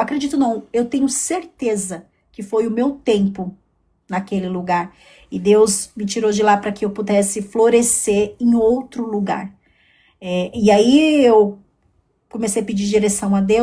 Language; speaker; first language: Portuguese; native; Portuguese